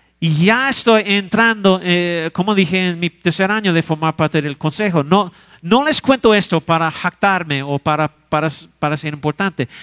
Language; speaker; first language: Spanish; non-native, fluent; English